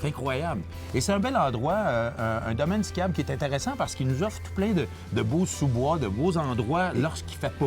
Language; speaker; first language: French; native; French